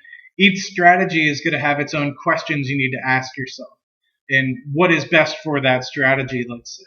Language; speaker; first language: English; native; English